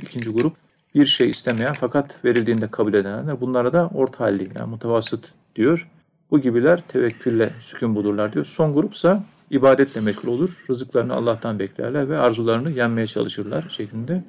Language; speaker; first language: Turkish; native; Turkish